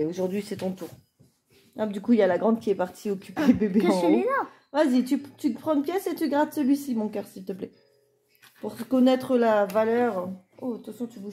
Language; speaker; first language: French; native; French